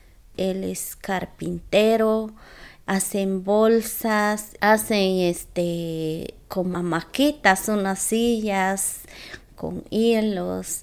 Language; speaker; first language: Spanish; non-native, local second language; Zapotec